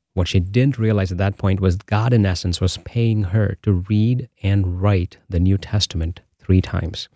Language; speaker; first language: English; non-native, local second language; Tamil